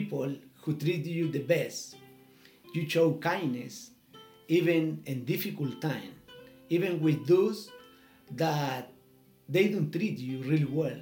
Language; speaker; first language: English; non-native, learner; Spanish